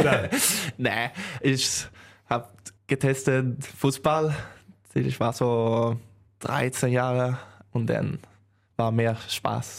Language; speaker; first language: German; non-native, learner; Swedish